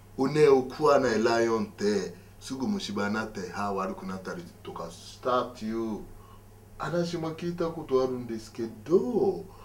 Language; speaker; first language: Japanese; non-native, fluent; Yoruba